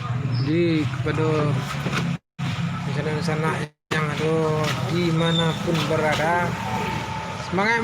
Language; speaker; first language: Indonesian; non-native, local second language; Minangkabau